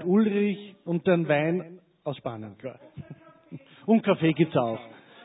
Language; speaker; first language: German; native; German